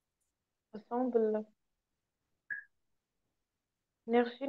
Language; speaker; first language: French; non-native, learner; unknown